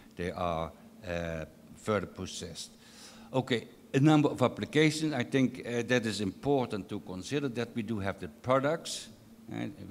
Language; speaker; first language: English; non-native, fluent; Dutch